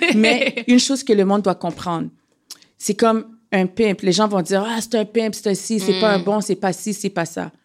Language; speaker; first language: French; native; French